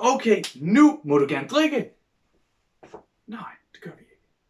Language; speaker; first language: Danish; non-native, fluent; English